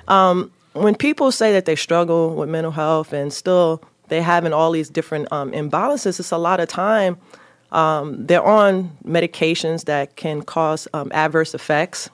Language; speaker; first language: English; native; English